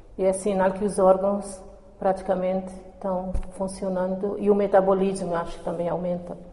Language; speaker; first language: Portuguese; non-native, local second language; Kabuverdianu